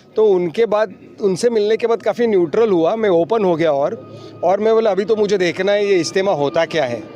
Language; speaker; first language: Hindi; non-native, local second language; Marathi